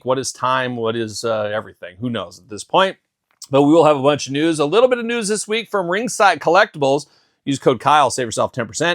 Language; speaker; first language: English; native; English